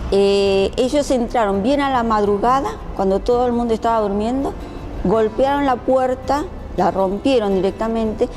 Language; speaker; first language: Spanish; early bilingual, other home language; Japanese